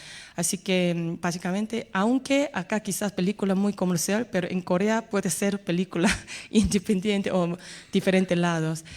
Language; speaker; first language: Spanish; non-native, learner; Korean